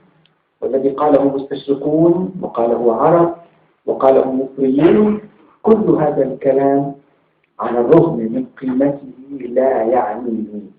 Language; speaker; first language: Arabic; native; Arabic